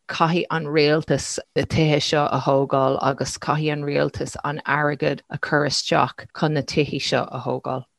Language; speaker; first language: Irish; non-native, local second language; English